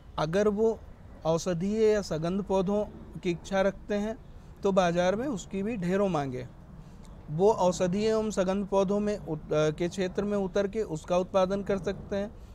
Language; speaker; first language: Hindi; native; Hindi